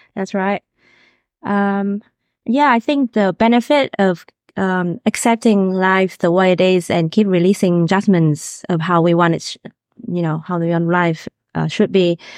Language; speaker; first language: English; non-native, fluent; Vietnamese